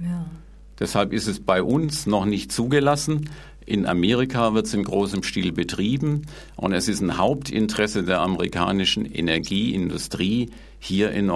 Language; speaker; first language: German; native; German